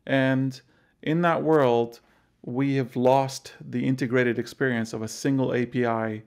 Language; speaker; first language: English; non-native, fluent; Arabic